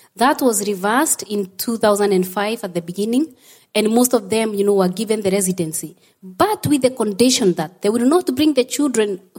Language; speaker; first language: English; non-native, local second language; Kikuyu